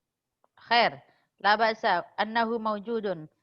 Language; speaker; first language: Arabic; non-native, fluent; Indonesian